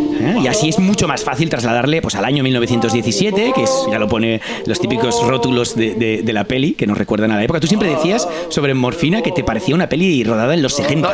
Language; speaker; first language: Spanish; non-native, local second language; Catalan